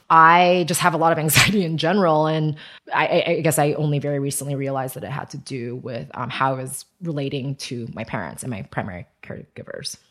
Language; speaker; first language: English; early bilingual, other home language; Chinese